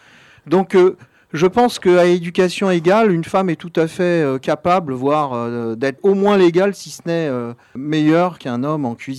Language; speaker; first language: French; native; French